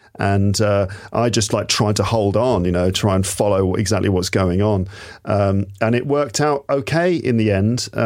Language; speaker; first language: English; native; English